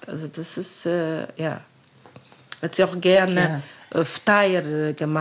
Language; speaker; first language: German; non-native, learner; Arabic